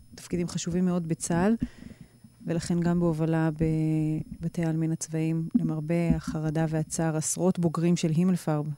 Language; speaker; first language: Hebrew; native; Hebrew